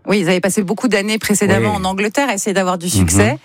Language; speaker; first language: French; native; French